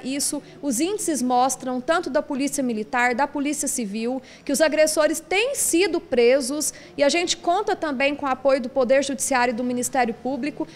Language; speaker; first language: Portuguese; native; Portuguese